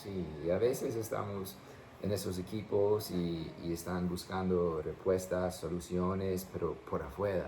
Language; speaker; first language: Spanish; non-native, fluent; English